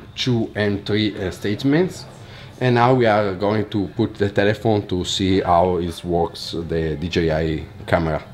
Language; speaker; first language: English; non-native, fluent; Italian